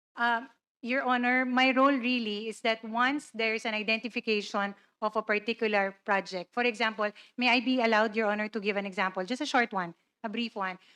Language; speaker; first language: English; non-native, local second language; Cebuano